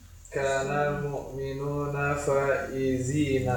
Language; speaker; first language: Arabic; non-native, learner; Indonesian